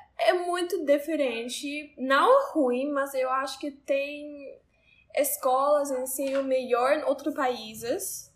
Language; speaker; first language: Portuguese; non-native, learner; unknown